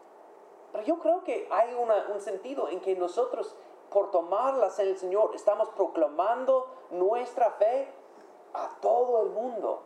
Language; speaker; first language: Spanish; non-native, fluent; English